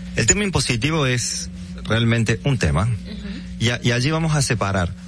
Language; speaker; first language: Spanish; native; Spanish